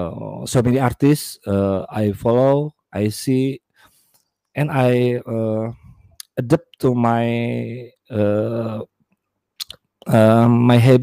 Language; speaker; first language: English; non-native, learner; Indonesian